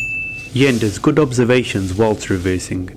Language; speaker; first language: English; native; English